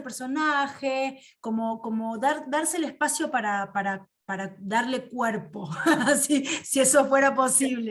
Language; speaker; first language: Spanish; native; Spanish